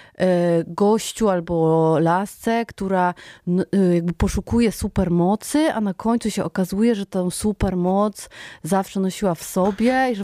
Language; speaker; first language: Polish; native; Polish